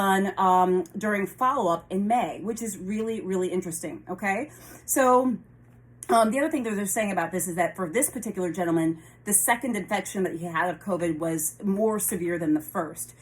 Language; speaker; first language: English; native; English